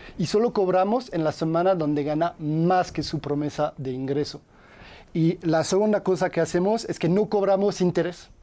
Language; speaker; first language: Spanish; non-native, fluent; French